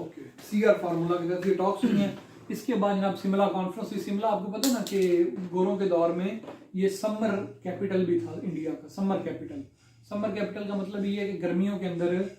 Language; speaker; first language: Urdu; non-native, local second language; Punjabi